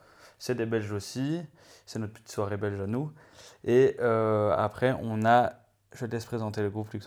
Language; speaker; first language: French; native; French